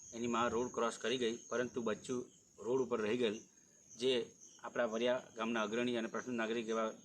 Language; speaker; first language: Gujarati; native; Gujarati